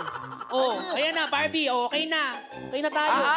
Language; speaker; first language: Filipino; native; Filipino